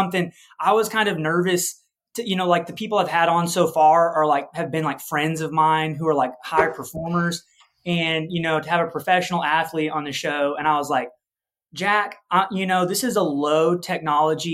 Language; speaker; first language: English; native; English